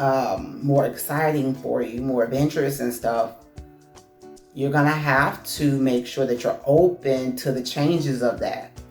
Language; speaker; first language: English; native; English